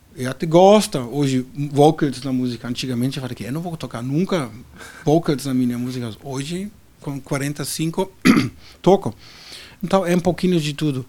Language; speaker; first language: Portuguese; non-native, fluent; German